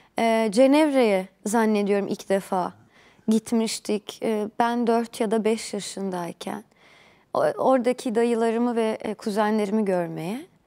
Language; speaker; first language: Turkish; native; Turkish